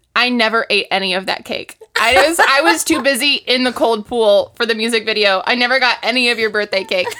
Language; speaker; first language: English; native; English